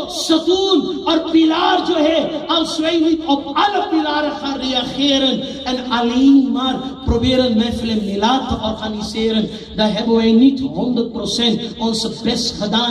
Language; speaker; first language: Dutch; non-native, local second language; Urdu